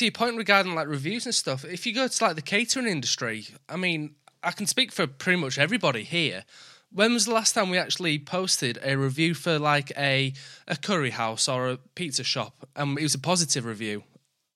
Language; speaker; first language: English; native; English